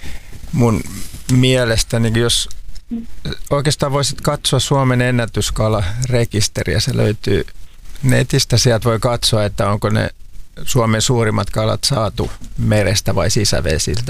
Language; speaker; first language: Finnish; native; Finnish